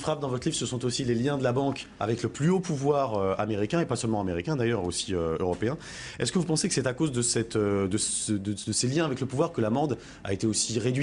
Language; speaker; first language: French; native; French